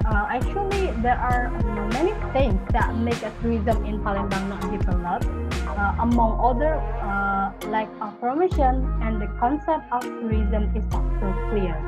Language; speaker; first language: English; non-native, learner; Indonesian